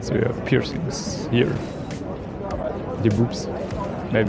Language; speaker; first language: English; non-native, fluent; German